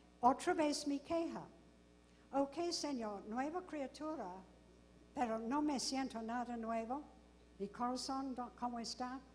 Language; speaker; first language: Spanish; non-native, fluent; English